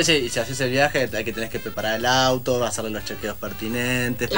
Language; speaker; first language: Spanish; native; Spanish